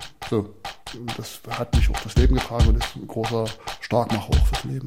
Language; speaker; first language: German; native; German